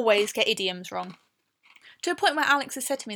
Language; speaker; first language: English; native; English